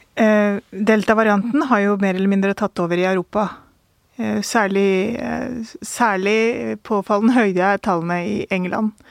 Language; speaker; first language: Norwegian; early bilingual, other home language; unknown